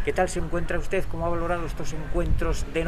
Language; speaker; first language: Spanish; native; Spanish